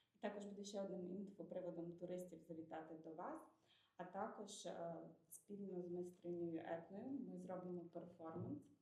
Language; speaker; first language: Ukrainian; native; Ukrainian